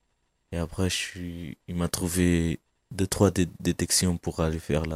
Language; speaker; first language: French; non-native, fluent; Kabuverdianu